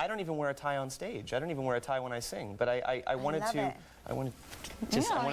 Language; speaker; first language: English; native; English